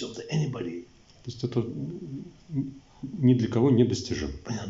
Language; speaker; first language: Russian; native; Russian